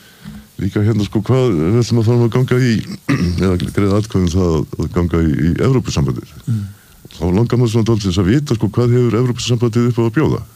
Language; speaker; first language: Icelandic; native; Icelandic